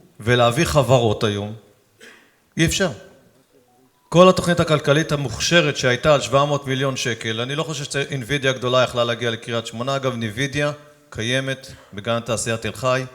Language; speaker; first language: Hebrew; native; Hebrew